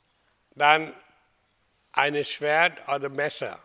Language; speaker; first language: German; non-native, fluent; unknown